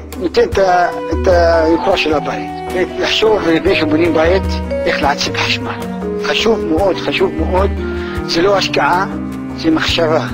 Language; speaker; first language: Hebrew; non-native, local second language; Arabic